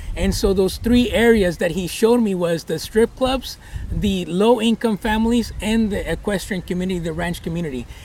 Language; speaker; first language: English; early bilingual, other home language; Spanish